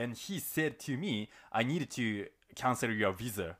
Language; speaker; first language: English; non-native, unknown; Japanese